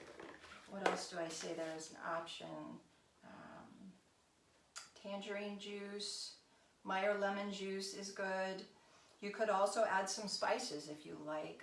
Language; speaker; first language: English; native; English